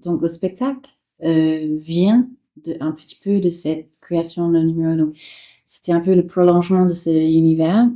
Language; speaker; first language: French; non-native, fluent; English